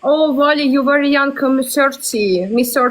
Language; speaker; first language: English; non-native, learner; Russian